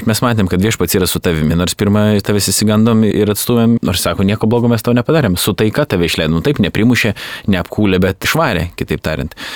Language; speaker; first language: Lithuanian; native; Lithuanian